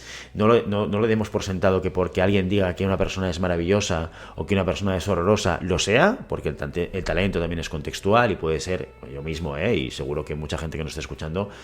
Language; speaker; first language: Spanish; native; Spanish